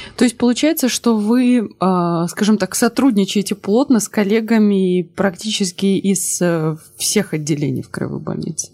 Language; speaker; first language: Russian; native; Russian